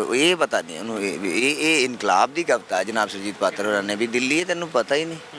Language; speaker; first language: Punjabi; native; Punjabi